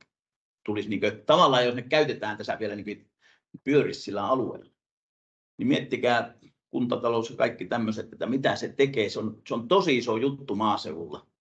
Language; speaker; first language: Finnish; native; Finnish